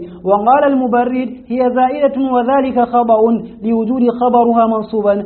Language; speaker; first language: Arabic; native; Arabic